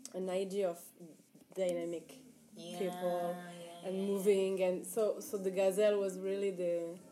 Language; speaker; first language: English; non-native, fluent; Arabic